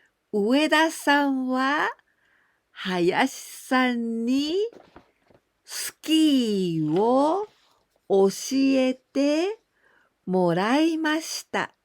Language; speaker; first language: Japanese; non-native, fluent; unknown